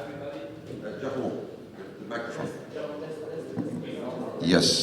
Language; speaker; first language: English; non-native, fluent; Italian